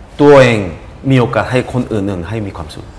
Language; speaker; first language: Thai; non-native, fluent; Korean